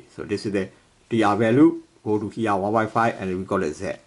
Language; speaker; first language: English; non-native, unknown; Burmese